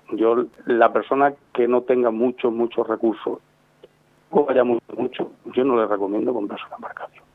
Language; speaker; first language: Spanish; native; Spanish